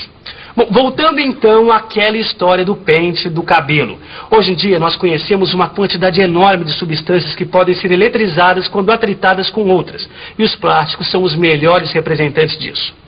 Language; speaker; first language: Portuguese; native; Portuguese